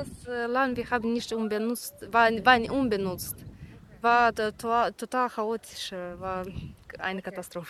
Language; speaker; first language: German; non-native, learner; Romanian